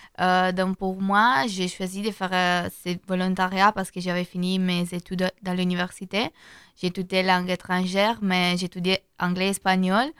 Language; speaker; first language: French; non-native, learner; Italian